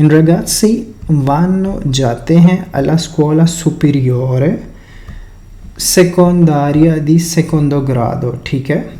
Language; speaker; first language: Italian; non-native, fluent; Urdu